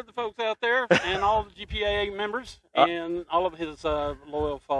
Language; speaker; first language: English; native; English